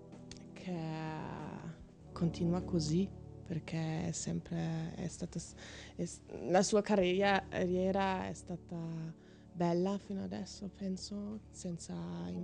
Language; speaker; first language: Italian; non-native, learner; German